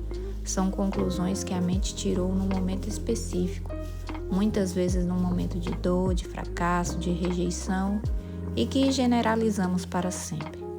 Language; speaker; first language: Portuguese; native; Portuguese